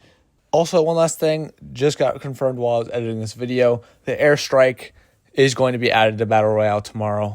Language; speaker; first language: English; native; English